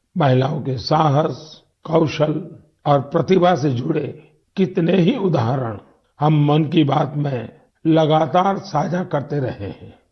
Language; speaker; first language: Hindi; non-native, local second language; Gujarati